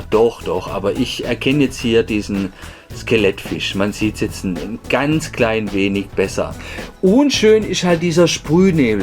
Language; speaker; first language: German; native; German